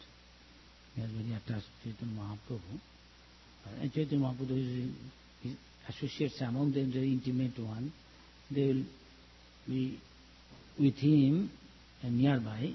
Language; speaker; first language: English; non-native, local second language; Bangla